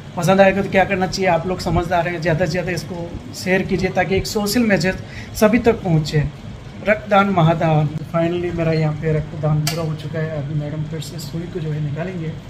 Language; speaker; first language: Hindi; non-native, local second language; Gujarati